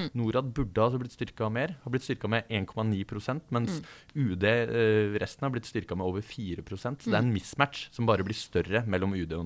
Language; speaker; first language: Norwegian; native; Norwegian